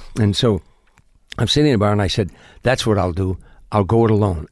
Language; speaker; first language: English; native; English